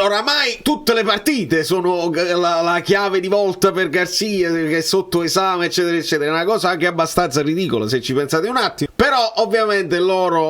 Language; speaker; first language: Italian; native; Italian